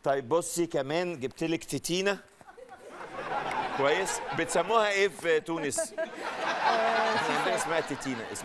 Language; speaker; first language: Arabic; native; Arabic